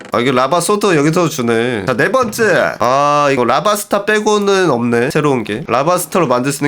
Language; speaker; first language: Korean; native; Korean